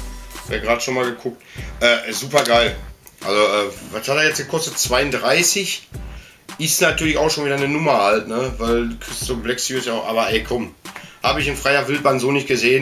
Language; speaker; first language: German; native; German